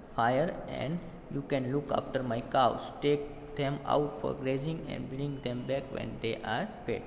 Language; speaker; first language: English; non-native, local second language; Gujarati